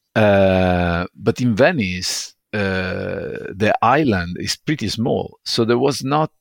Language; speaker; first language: English; non-native, fluent; Italian